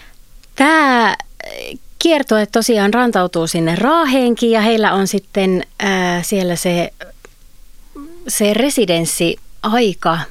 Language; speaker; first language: Finnish; native; Finnish